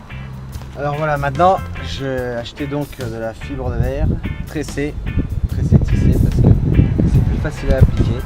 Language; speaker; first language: French; native; French